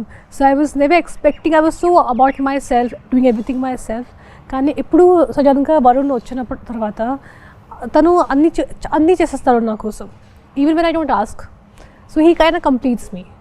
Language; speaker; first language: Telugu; non-native, local second language; Hindi